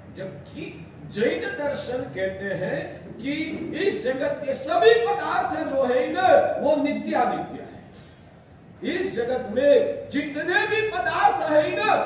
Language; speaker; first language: Hindi; non-native, local second language; Gujarati